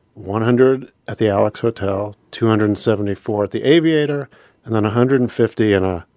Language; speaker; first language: English; native; English